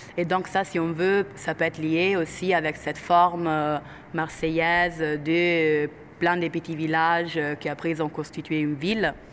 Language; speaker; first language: French; non-native, fluent; Italian